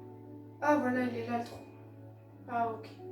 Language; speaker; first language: French; native; French